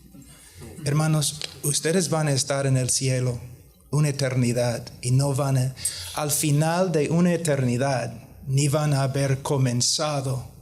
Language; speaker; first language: Spanish; non-native, fluent; English